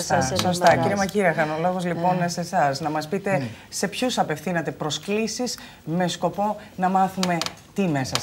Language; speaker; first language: Greek; native; Greek